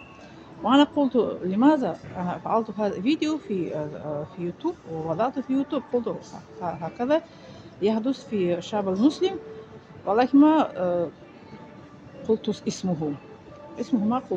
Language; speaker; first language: Arabic; non-native, fluent; Tajik